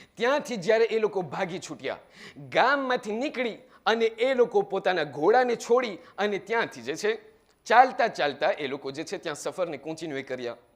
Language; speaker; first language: Gujarati; early bilingual, heritage; Gujarati